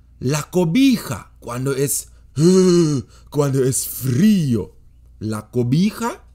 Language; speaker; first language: Spanish; non-native, fluent; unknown